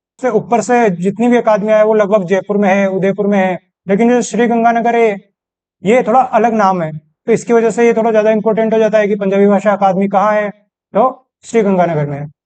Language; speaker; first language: Hindi; native; Hindi